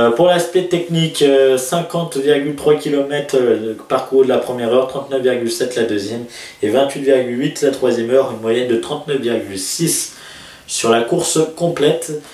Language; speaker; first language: French; native; French